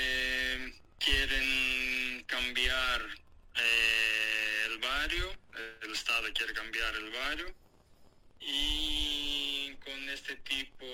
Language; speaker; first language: Spanish; non-native, fluent; Greek